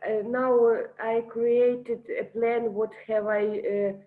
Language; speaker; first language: English; non-native, learner; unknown